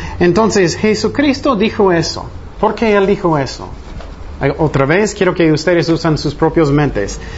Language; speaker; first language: Spanish; non-native, fluent; English